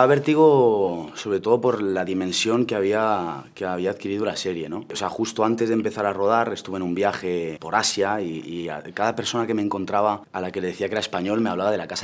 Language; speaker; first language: Spanish; native; Spanish